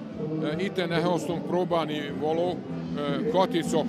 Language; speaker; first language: Hungarian; non-native, local second language; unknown